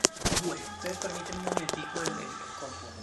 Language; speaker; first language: Spanish; native; Spanish